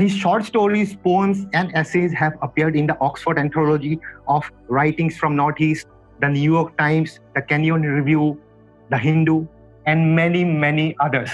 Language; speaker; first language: English; non-native, local second language; Assamese